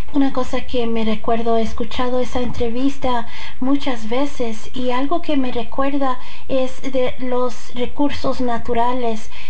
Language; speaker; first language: Spanish; early bilingual, heritage; Spanish